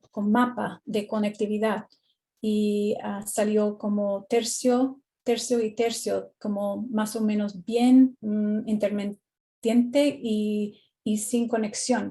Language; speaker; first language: Spanish; non-native, fluent; English